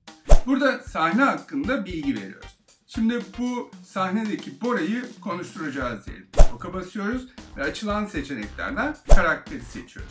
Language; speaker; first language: Turkish; native; Turkish